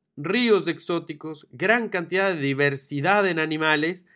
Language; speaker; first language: Spanish; native; Spanish